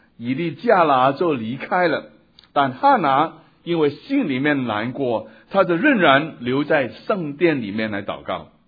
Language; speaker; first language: Chinese; non-native, local second language; Cantonese